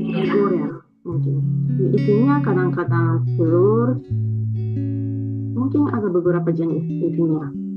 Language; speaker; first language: Indonesian; non-native, fluent; Japanese